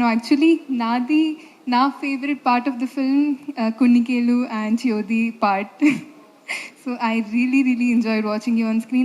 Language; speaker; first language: Telugu; non-native, fluent; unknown